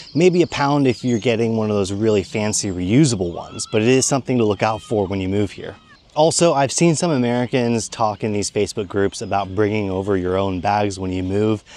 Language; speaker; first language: English; native; English